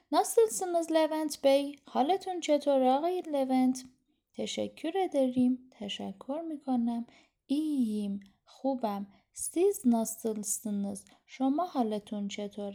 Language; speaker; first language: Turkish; non-native, fluent; Persian